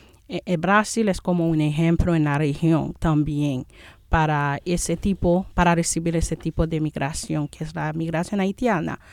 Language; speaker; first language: Spanish; non-native, fluent; Haitian Creole